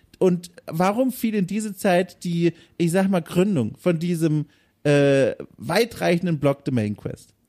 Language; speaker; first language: German; native; German